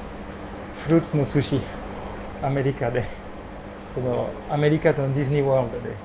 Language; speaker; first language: Japanese; non-native, learner; French